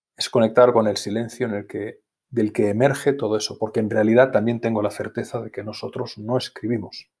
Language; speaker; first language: Spanish; native; Spanish